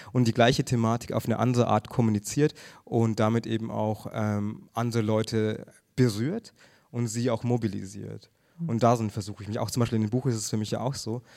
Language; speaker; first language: German; early bilingual, other home language; Tamil